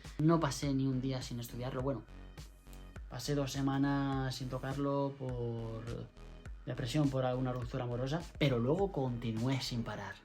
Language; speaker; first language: Spanish; native; Spanish